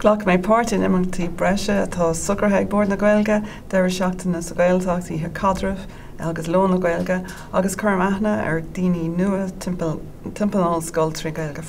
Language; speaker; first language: Irish; non-native, learner; English